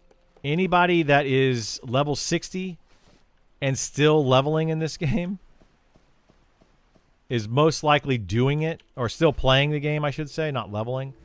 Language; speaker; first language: English; native; English